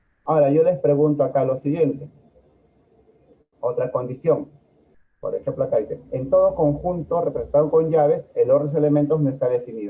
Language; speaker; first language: Spanish; native; Spanish